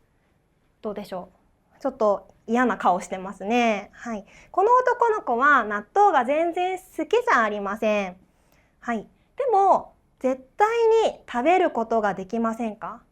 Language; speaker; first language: Japanese; non-native, fluent; Chinese